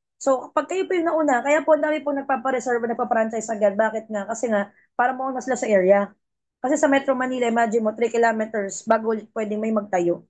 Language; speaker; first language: Filipino; non-native, local second language; Cebuano